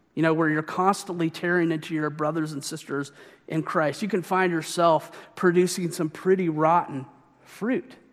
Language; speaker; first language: English; native; English